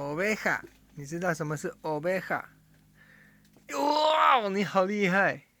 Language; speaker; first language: Chinese; non-native, fluent; English